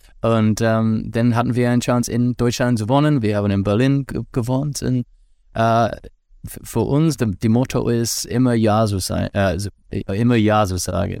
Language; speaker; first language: German; non-native, learner; English